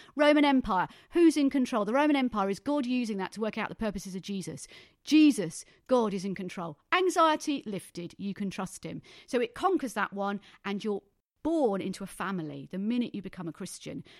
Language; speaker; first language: English; native; English